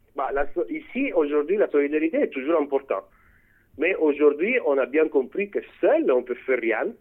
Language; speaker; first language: French; non-native, fluent; Italian